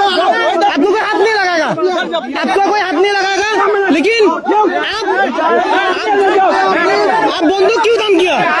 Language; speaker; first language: Hindi; non-native, local second language; Bangla